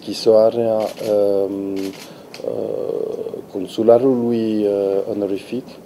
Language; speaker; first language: Romanian; non-native, learner; French